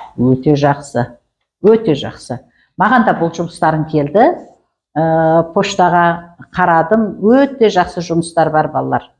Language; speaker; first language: Kazakh; native; Kazakh